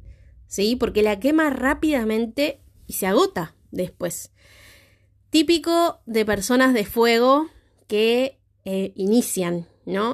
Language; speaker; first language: Spanish; native; Spanish